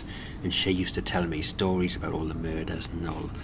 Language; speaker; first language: English; native; English